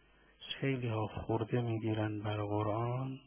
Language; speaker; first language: Persian; native; Persian